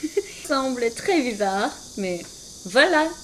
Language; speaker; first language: French; non-native, fluent; Korean